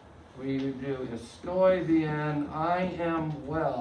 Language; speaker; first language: Spanish; non-native, fluent; English